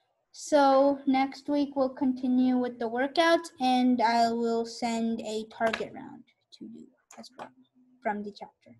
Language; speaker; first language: English; native; English